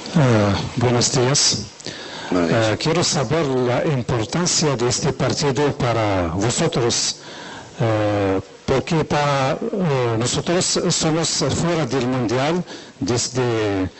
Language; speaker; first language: Spanish; non-native, learner; Arabic